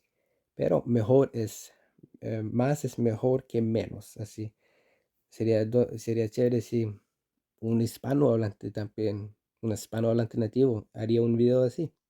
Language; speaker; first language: Spanish; non-native, fluent; Icelandic